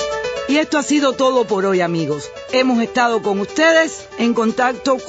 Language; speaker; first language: Spanish; native; Spanish